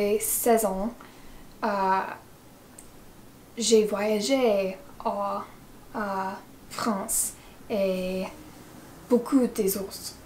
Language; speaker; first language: French; non-native, learner; English